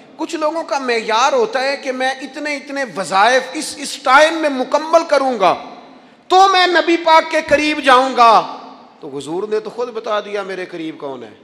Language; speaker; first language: Urdu; non-native, local second language; Punjabi